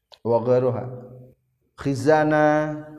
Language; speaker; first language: Arabic; non-native, fluent; Indonesian